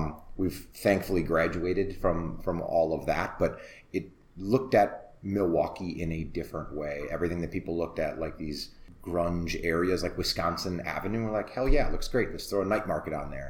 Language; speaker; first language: English; native; English